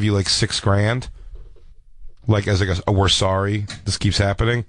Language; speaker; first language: English; native; English